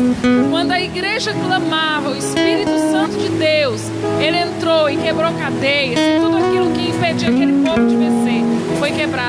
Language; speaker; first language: Portuguese; native; Portuguese